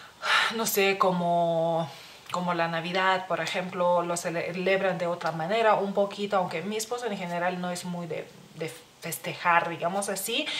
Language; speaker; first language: Spanish; non-native, fluent; Lithuanian